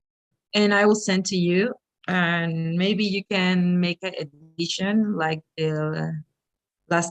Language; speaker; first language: English; non-native, fluent; Spanish